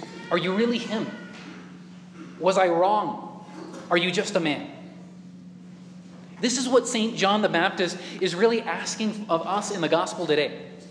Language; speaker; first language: English; native; English